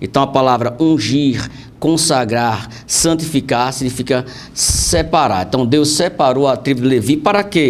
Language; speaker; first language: Portuguese; native; Portuguese